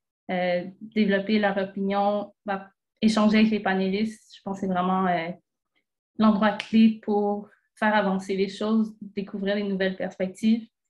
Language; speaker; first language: French; native; French